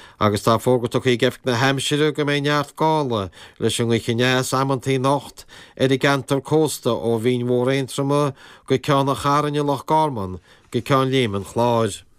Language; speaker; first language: Irish; native; Irish